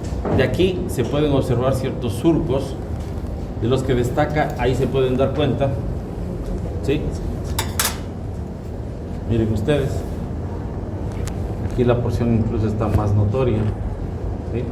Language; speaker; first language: Spanish; native; Spanish